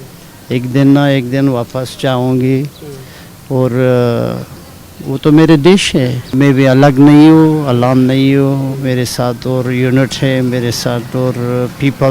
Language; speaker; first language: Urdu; non-native, learner; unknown